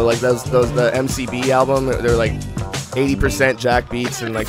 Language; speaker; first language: English; native; English